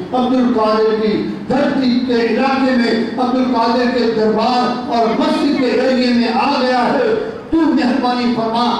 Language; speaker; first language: Urdu; non-native, local second language; Punjabi